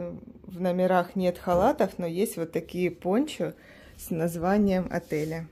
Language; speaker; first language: Russian; native; Russian